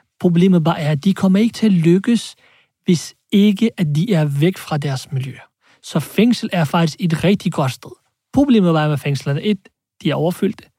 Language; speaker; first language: Danish; early bilingual, other home language; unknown